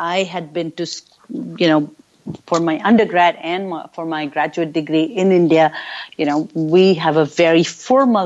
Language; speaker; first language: English; non-native, local second language; Urdu